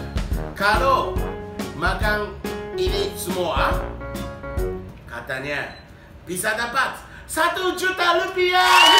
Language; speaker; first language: Indonesian; non-native, learner; Japanese